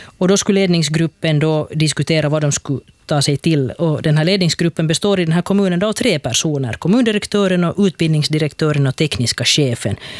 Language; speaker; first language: Swedish; native; Swedish